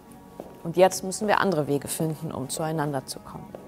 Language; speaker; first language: German; native; German